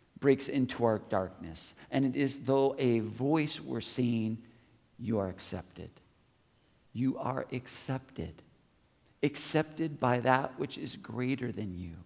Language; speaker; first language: English; native; English